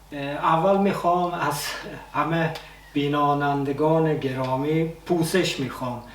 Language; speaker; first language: Persian; non-native, fluent; Swedish